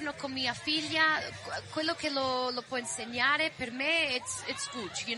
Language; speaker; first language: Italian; early bilingual, heritage; English